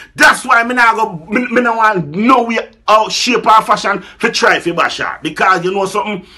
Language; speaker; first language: English; non-native, local second language; Jamaican Creole English